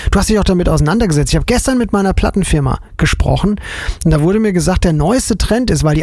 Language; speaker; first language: German; native; German